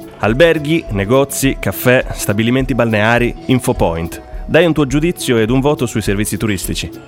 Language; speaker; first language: Italian; native; Italian